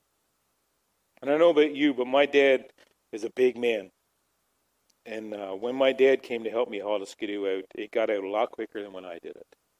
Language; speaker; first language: English; native; English